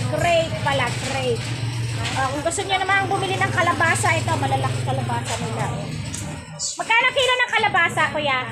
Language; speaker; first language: Filipino; non-native, local second language; Cebuano